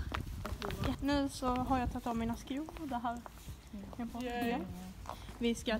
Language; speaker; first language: Swedish; native; Swedish